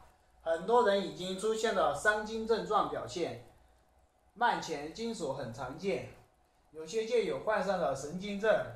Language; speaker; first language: Chinese; native; Chinese